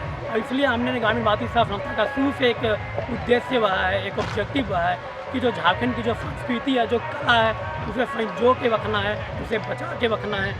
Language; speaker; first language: Hindi; native; Hindi